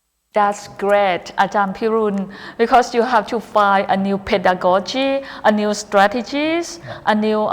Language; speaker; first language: English; non-native, fluent; Thai